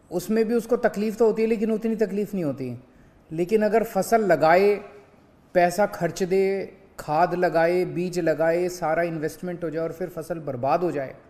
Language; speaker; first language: Hindi; native; Hindi